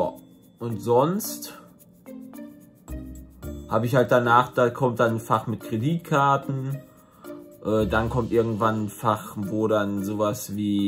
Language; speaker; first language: German; native; German